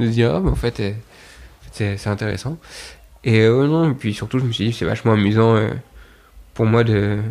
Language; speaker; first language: French; native; French